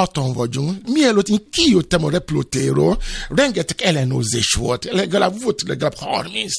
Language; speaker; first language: Hungarian; non-native, fluent; Yoruba